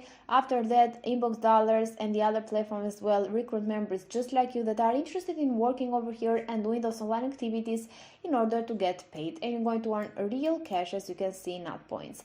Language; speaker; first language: English; non-native, fluent; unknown